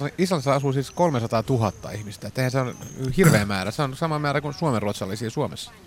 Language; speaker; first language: Finnish; non-native, local second language; Swedish